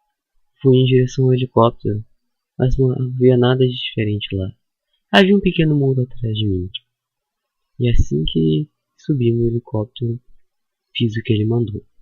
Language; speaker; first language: Portuguese; native; Portuguese